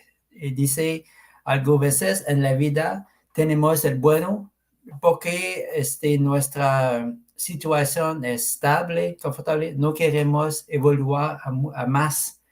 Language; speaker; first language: Spanish; non-native, fluent; French